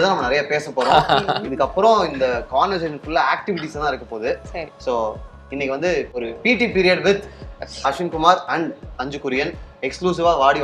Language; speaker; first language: Tamil; native; Tamil